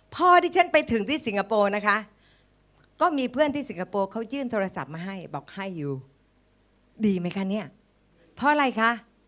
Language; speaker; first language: Thai; native; Thai